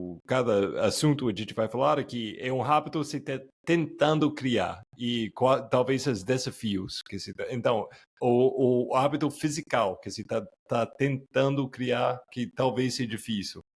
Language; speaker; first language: Portuguese; non-native, fluent; English